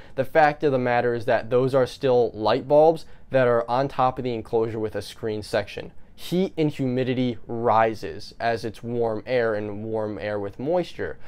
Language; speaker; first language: English; native; English